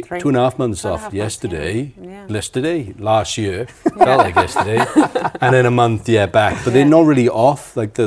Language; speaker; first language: English; native; English